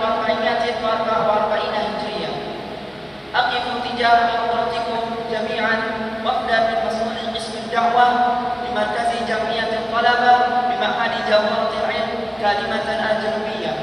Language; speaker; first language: Arabic; non-native, learner; Indonesian